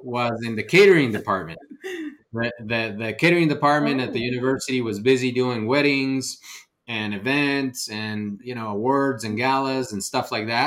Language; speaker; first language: English; non-native, fluent; Spanish